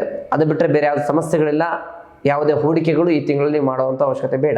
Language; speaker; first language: Kannada; native; Kannada